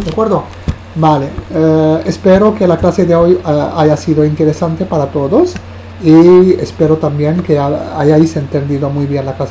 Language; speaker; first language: Spanish; non-native, fluent; Arabic